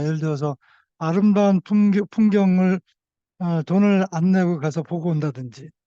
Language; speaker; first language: Korean; native; Korean